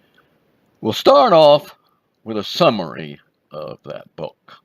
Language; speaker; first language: English; native; English